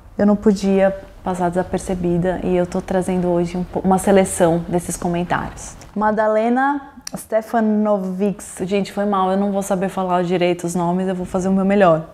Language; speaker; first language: Portuguese; native; Portuguese